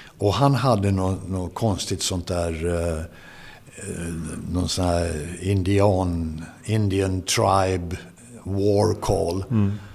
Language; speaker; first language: Swedish; native; Swedish